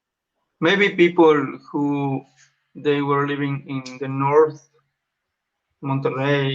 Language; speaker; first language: English; non-native, learner; Spanish